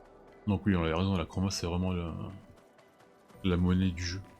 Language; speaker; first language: French; native; French